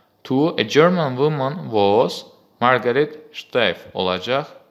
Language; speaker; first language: English; non-native, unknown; Azerbaijani